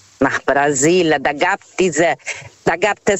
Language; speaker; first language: German; non-native, fluent; Portuguese